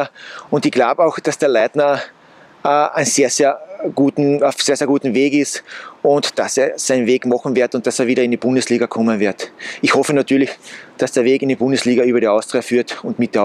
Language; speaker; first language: German; native; German